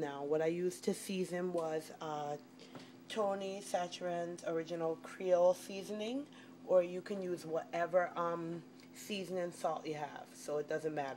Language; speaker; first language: English; native; English